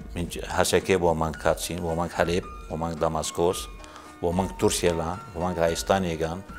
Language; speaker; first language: Armenian; early bilingual, heritage; Armenian